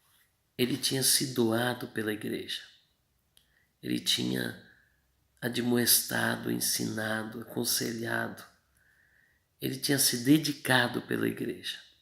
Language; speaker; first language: Portuguese; native; Portuguese